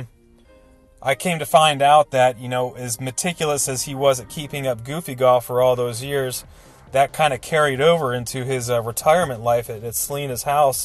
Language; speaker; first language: English; native; English